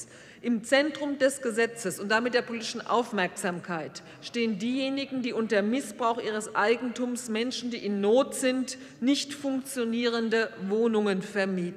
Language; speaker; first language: German; native; German